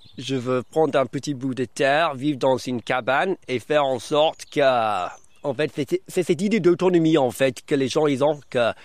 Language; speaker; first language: French; non-native, fluent; German